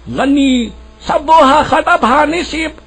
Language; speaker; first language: Arabic; non-native, learner; Urdu